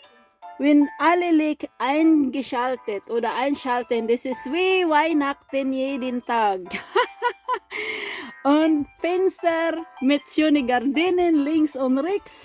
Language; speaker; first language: German; non-native, learner; Filipino